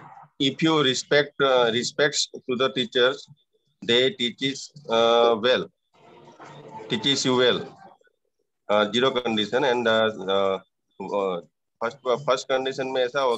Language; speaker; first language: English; non-native, learner; Gujarati